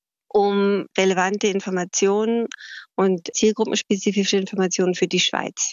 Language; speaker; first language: German; native; German